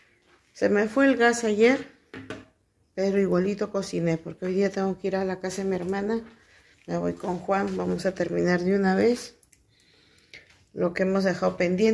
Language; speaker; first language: Spanish; native; Spanish